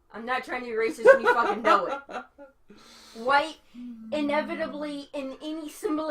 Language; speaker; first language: English; native; English